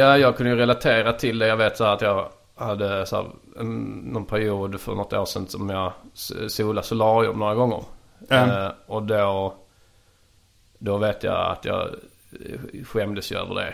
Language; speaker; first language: Swedish; native; Swedish